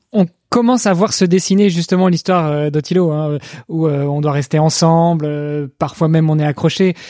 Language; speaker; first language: French; native; French